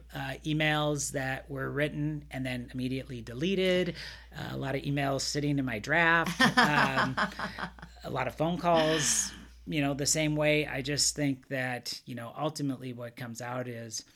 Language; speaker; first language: English; native; English